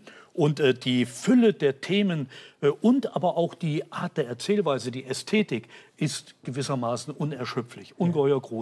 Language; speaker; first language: German; native; German